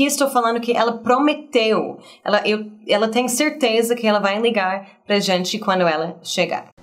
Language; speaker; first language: Portuguese; non-native, fluent; English